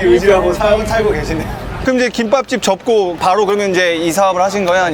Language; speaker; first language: Korean; native; Korean